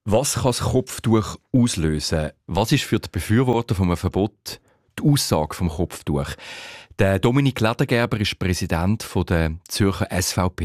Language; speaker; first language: German; native; German